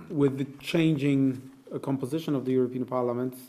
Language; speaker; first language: English; non-native, fluent; Polish